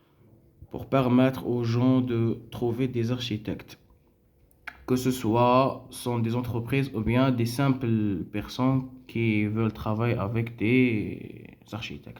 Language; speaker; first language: French; non-native, local second language; Arabic